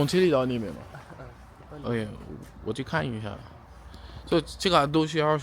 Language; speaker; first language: Chinese; non-native, learner; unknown